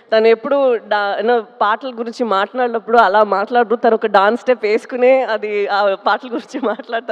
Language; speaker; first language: Telugu; non-native, local second language; Tamil